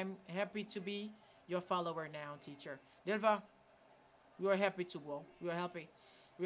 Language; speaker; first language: English; non-native, fluent; Haitian Creole